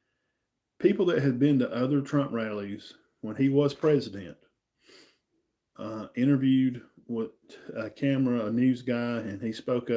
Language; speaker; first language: English; native; English